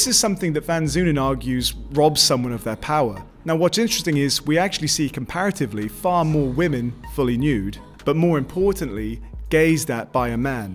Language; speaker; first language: English; native; English